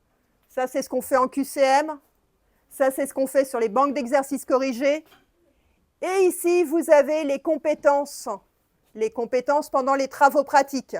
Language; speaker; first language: French; native; French